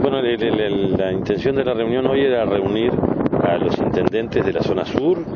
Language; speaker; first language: Spanish; native; Spanish